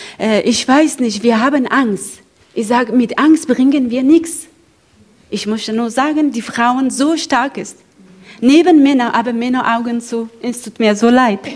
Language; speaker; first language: German; non-native, learner; Persian